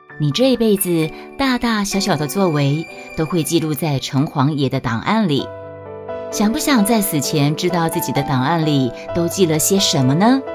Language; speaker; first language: Chinese; native; Chinese